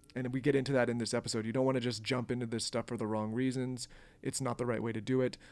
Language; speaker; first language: English; native; English